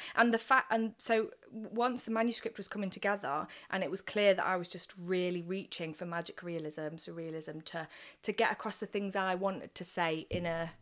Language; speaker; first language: English; native; English